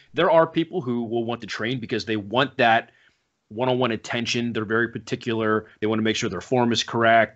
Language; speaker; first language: English; native; English